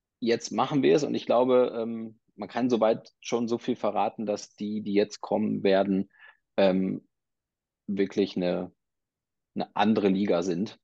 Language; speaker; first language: German; native; German